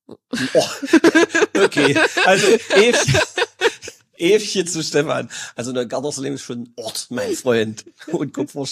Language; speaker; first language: German; native; German